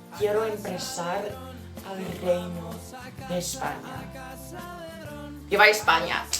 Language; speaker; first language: Spanish; non-native, learner; English